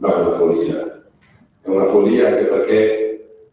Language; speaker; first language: Italian; native; Italian